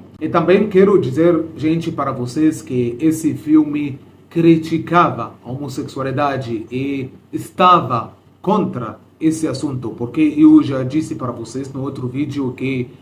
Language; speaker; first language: Portuguese; non-native, fluent; Arabic